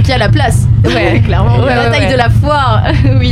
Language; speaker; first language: French; native; French